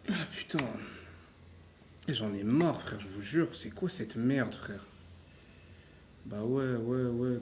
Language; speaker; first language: French; native; French